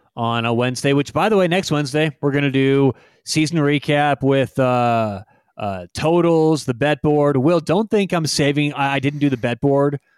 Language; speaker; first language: English; native; English